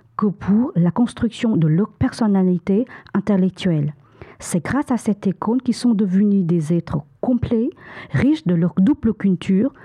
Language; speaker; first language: French; non-native, fluent; Vietnamese